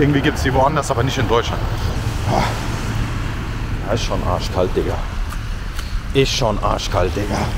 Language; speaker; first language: German; native; German